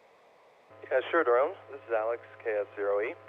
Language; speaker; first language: English; native; English